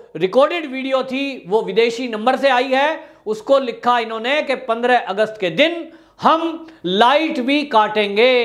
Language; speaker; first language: Hindi; native; Hindi